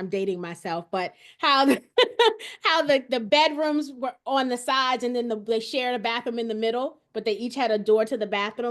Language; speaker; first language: English; native; English